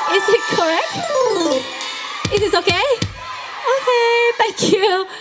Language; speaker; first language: English; non-native, learner; Thai